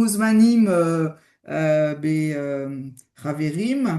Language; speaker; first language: Hebrew; non-native, learner; French